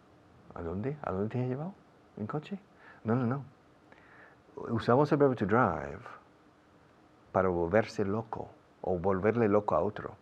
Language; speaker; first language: Spanish; non-native, fluent; English